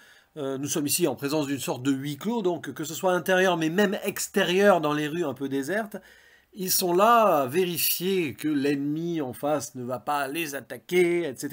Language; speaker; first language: French; native; French